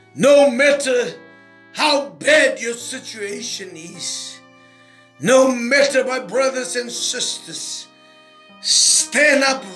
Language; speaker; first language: English; non-native, local second language; Afrikaans